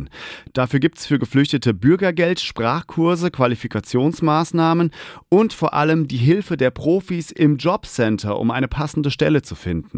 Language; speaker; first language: German; native; German